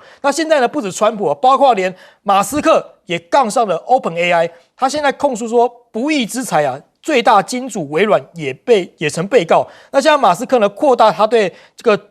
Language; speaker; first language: Chinese; native; Chinese